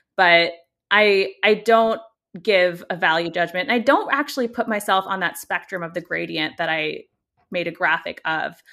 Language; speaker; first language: English; native; English